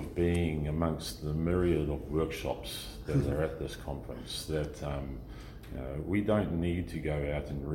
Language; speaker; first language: English; native; English